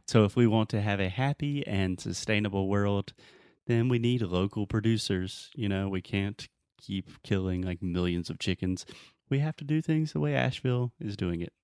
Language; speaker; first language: English; native; English